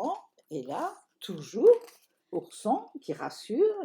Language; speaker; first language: French; native; French